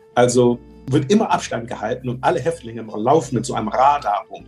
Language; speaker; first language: German; native; German